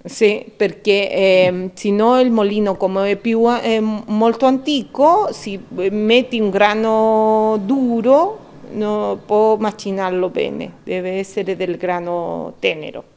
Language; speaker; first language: Italian; early bilingual, heritage; Spanish